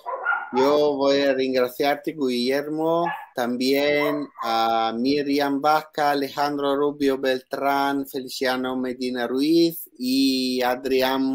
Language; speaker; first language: Spanish; non-native, learner; Italian